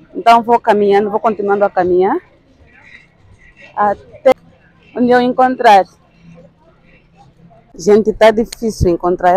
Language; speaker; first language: Portuguese; native; Portuguese